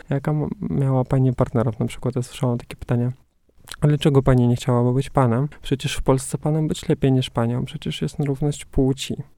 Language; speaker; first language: Polish; non-native, fluent; Russian